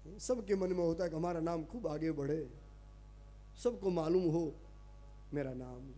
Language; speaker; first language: Hindi; non-native, local second language; Gujarati